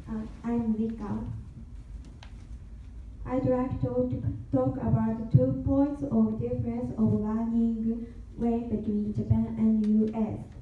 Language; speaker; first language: English; non-native, learner; Japanese